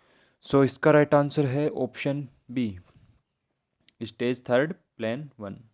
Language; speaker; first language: Hindi; native; Hindi